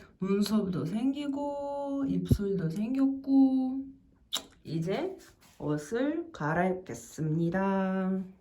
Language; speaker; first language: Korean; non-native, fluent; Russian